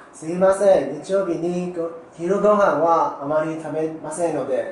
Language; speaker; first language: Japanese; non-native, learner; Chinese